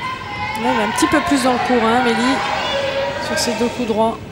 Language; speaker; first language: French; native; French